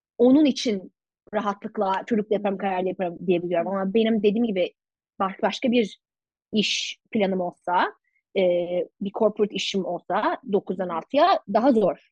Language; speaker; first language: Turkish; native; Turkish